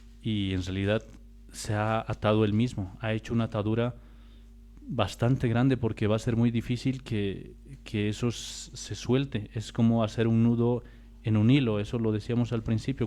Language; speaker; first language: Spanish; native; Spanish